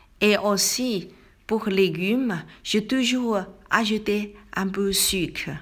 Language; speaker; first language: French; non-native, learner; Chinese